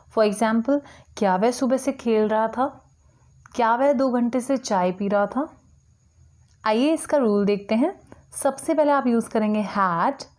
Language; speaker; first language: Hindi; native; Hindi